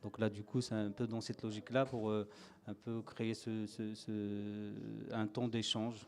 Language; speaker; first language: French; native; French